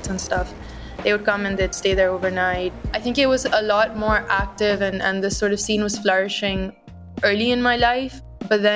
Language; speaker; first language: English; non-native, local second language; Urdu